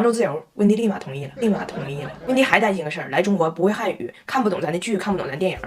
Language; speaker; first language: Chinese; native; Chinese